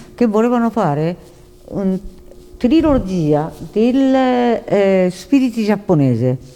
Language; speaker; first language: Italian; non-native, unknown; Japanese